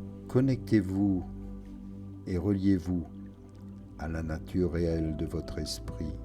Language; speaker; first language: French; native; French